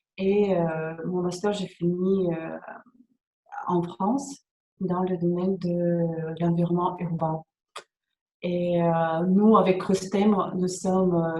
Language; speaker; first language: French; non-native, fluent; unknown